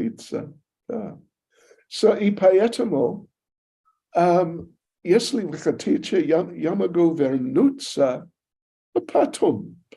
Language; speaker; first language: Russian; non-native, learner; English